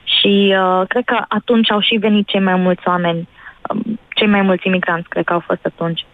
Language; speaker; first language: Romanian; early bilingual, other home language; Arabic